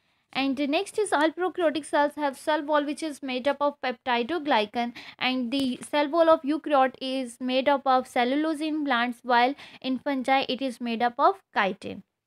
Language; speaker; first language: English; non-native, local second language; Hindi